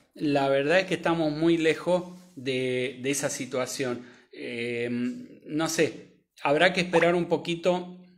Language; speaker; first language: Spanish; native; Spanish